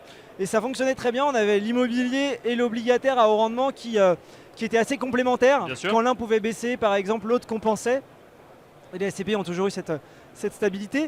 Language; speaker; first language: French; native; French